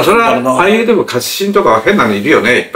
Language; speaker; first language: Japanese; native; Japanese